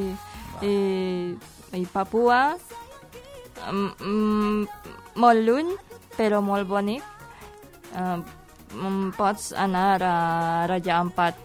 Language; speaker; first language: Catalan; non-native, learner; Indonesian